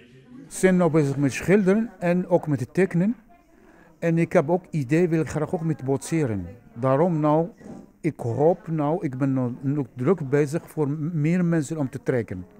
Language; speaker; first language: Dutch; non-native, fluent; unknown